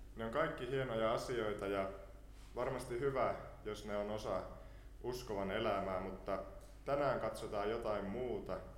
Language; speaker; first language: Finnish; native; Finnish